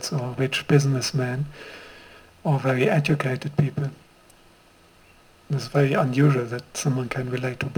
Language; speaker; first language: English; non-native, fluent; German